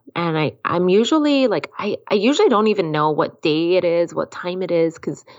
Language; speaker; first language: English; native; English